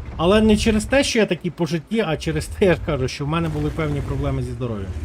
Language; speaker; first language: Ukrainian; non-native, local second language; Russian